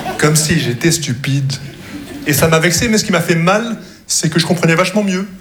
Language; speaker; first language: French; non-native, local second language; Arabic